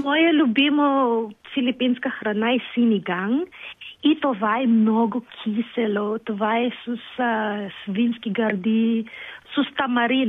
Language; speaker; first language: Bulgarian; non-native, learner; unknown